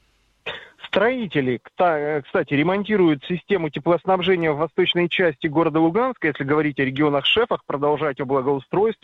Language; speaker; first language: Russian; native; Russian